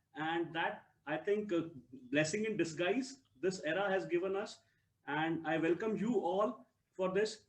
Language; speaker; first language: English; non-native, local second language; Hindi